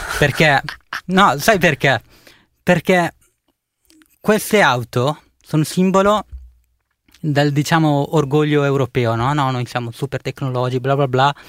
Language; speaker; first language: Italian; early bilingual, other home language; Punjabi